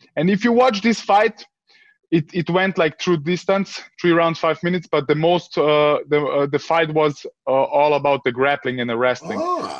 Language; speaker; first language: English; early bilingual, other home language; Serbian